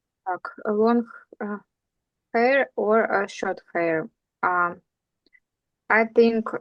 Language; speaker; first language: English; non-native, learner; Russian